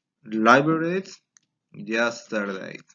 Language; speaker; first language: English; non-native, fluent; Spanish